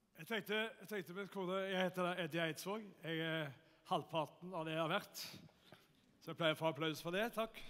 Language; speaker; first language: Norwegian; native; Norwegian